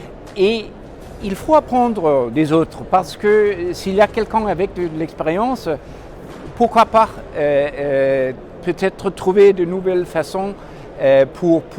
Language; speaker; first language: French; non-native, fluent; Danish